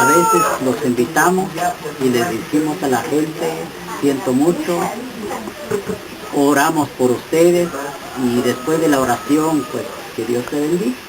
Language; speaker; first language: Spanish; non-native, local second language; Kʼicheʼ